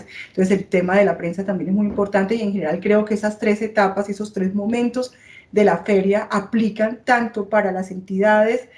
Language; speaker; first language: Spanish; native; Spanish